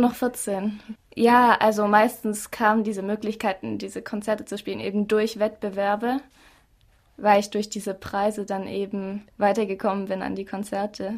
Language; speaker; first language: German; native; German